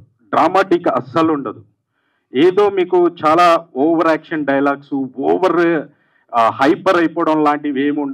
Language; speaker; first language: Telugu; native; Telugu